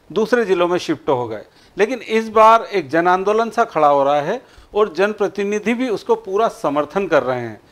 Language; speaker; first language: Hindi; native; Hindi